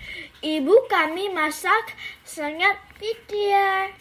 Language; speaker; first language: Indonesian; early bilingual, heritage; English